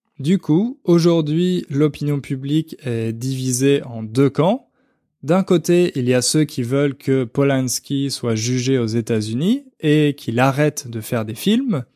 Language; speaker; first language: French; native; French